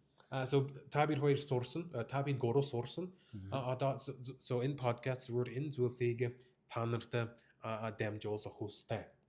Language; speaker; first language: Mongolian; non-native, learner; English